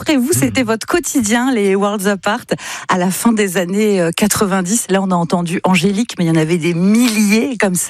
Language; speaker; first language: French; native; French